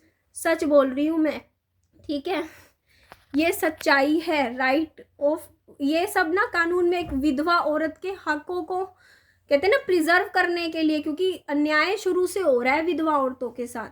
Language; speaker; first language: Hindi; native; Hindi